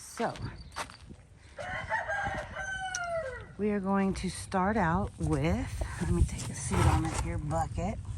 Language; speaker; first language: English; native; English